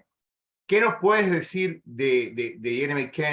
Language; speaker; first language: Spanish; native; Spanish